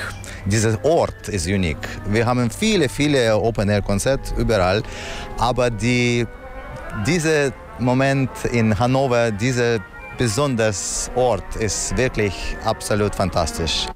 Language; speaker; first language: German; non-native, fluent; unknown